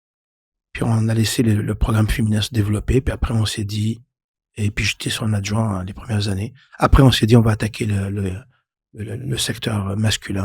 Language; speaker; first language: French; non-native, local second language; Arabic